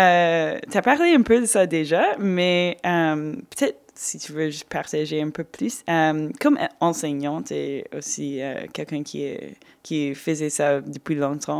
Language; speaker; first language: French; non-native, fluent; English